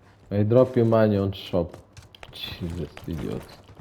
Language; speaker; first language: English; non-native, learner; Ukrainian